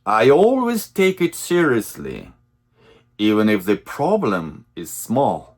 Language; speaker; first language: English; non-native, fluent; Russian